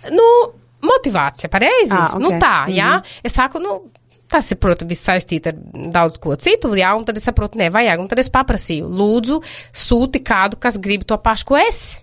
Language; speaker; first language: Latvian; non-native, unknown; Portuguese